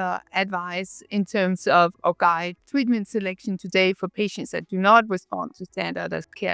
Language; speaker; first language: English; non-native, fluent; Danish